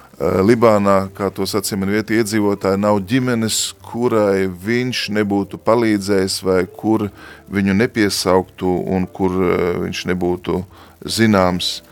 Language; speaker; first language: Latvian; native; Latvian